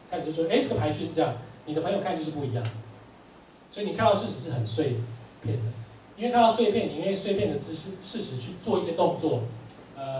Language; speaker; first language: Chinese; native; Chinese